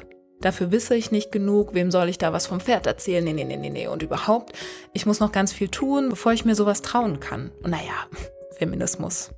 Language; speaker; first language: German; native; German